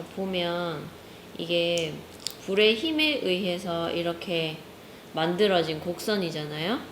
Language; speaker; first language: Korean; native; Korean